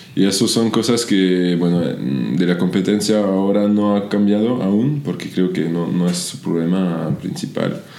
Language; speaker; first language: Spanish; non-native, fluent; French